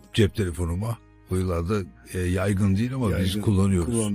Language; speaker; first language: Turkish; native; Turkish